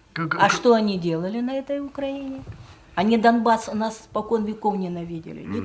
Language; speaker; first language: Russian; native; Russian